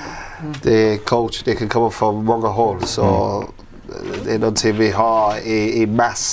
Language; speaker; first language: Swedish; non-native, learner; English